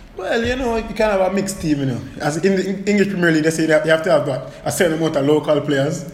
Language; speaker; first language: English; non-native, local second language; Jamaican Creole English